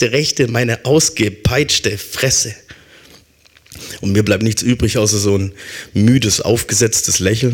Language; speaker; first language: German; native; German